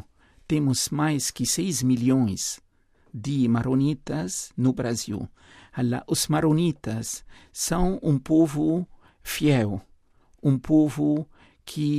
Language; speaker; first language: Portuguese; non-native, fluent; Arabic